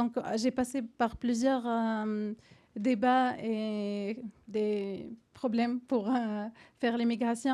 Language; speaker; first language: French; non-native, fluent; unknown